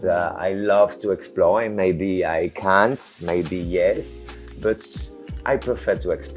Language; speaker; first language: English; non-native, learner; French